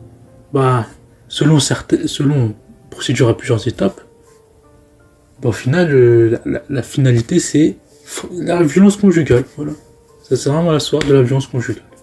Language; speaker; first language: French; native; French